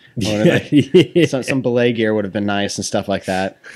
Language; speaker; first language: English; native; English